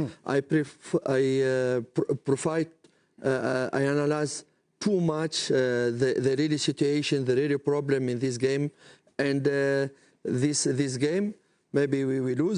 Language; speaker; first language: English; non-native, learner; French